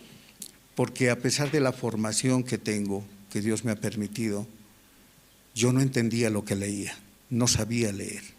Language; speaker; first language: Spanish; native; Spanish